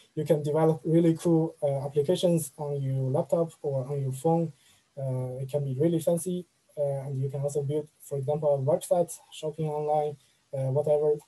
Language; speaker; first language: English; non-native, fluent; Chinese